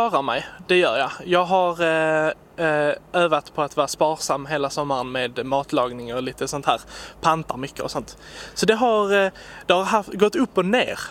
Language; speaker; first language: Swedish; native; Swedish